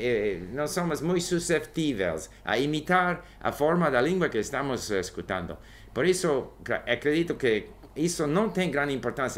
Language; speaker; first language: Portuguese; non-native, learner; English